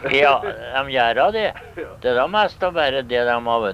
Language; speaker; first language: Norwegian; early bilingual, heritage; Norwegian